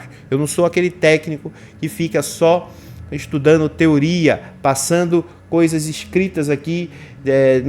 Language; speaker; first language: Portuguese; native; Portuguese